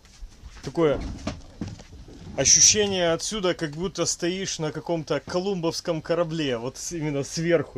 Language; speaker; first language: Russian; native; Russian